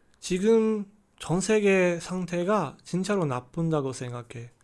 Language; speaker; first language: Korean; non-native, learner; Chinese